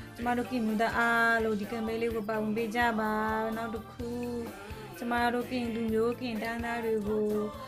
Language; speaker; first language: Burmese; non-native, local second language; S'gaw Karen